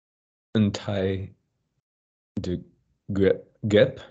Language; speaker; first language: French; non-native, learner; English